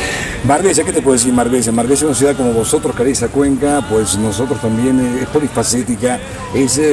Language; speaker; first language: Spanish; native; Spanish